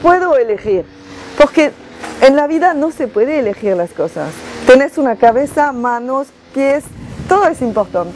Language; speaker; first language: Spanish; non-native, fluent; French